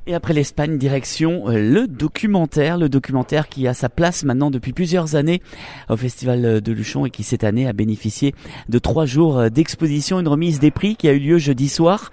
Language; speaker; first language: French; native; French